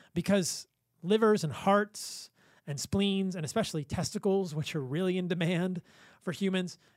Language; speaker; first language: English; native; English